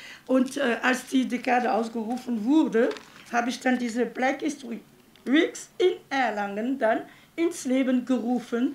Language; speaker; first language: German; non-native, fluent; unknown